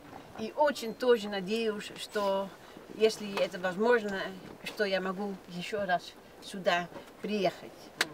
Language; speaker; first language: Russian; non-native, fluent; Dutch